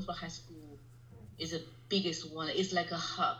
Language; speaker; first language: English; non-native, fluent; Chinese